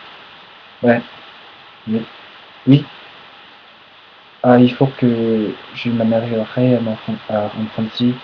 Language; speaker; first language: French; non-native, learner; English